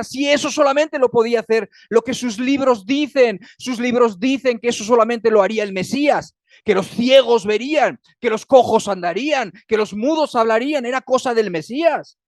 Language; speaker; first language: Spanish; native; Spanish